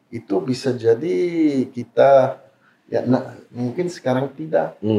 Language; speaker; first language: Indonesian; non-native, fluent; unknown